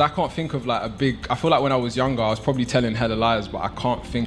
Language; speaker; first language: English; native; English